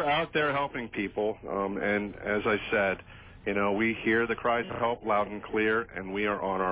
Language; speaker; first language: English; native; English